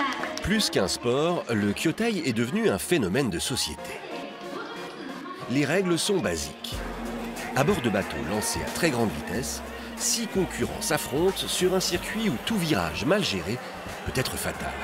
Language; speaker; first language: French; native; French